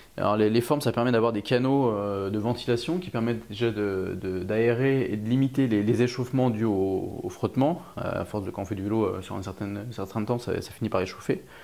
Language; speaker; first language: French; native; French